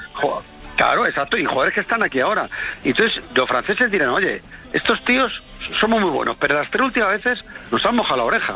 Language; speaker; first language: Spanish; native; Spanish